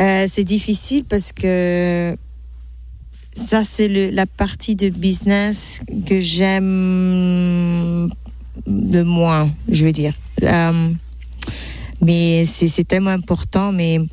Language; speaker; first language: French; non-native, local second language; German